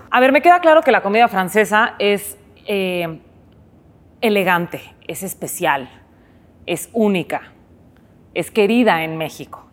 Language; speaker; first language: Spanish; native; Spanish